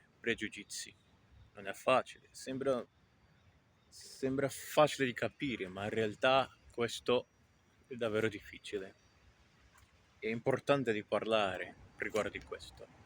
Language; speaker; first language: Italian; non-native, fluent; Portuguese